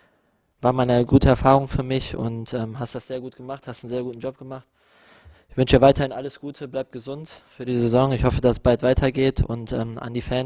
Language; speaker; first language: German; native; German